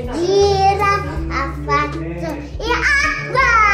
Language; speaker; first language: Italian; early bilingual, other home language; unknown